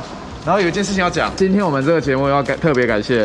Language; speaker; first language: Chinese; native; Chinese